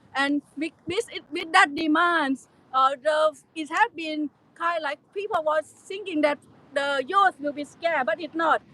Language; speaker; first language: English; non-native, fluent; Thai